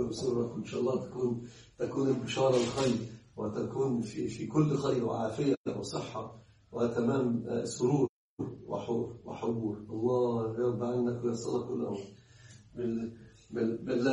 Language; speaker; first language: Arabic; native; Arabic